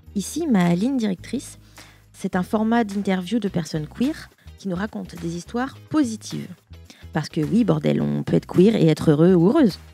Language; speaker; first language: French; native; French